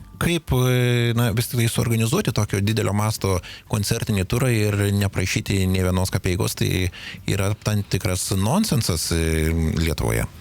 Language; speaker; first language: Lithuanian; native; Lithuanian